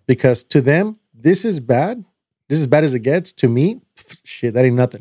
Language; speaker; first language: English; early bilingual, other home language; Spanish